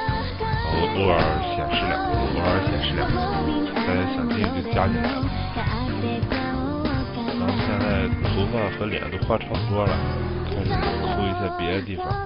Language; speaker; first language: Chinese; native; Chinese